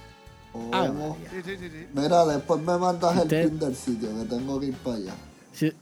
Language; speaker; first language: Spanish; native; Spanish